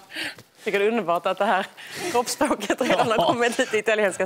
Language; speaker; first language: Swedish; native; Swedish